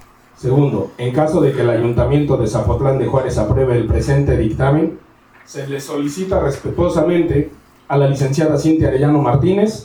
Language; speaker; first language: Spanish; native; Spanish